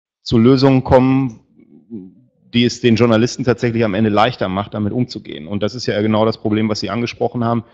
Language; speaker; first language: German; native; German